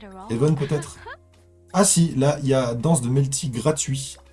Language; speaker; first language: French; native; French